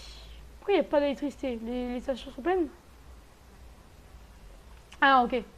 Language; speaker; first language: French; native; French